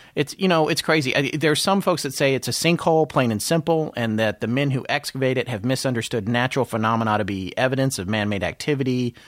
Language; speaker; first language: English; native; English